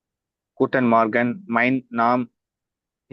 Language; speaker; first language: German; non-native, learner; Tamil